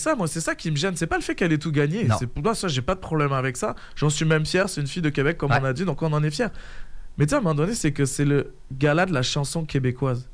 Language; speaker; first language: French; native; French